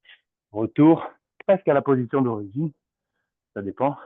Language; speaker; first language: French; native; French